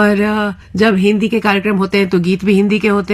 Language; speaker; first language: Hindi; native; Hindi